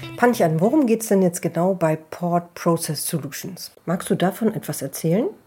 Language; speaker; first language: German; native; German